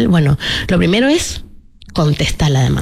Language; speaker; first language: Spanish; native; Spanish